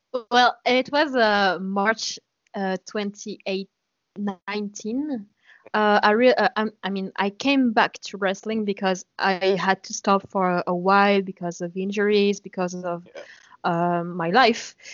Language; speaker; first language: English; non-native, fluent; French